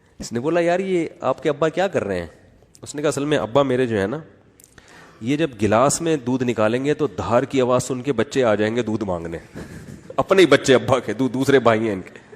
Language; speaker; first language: Urdu; native; Urdu